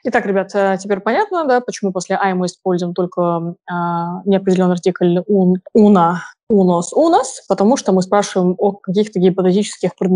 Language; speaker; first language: Russian; native; Russian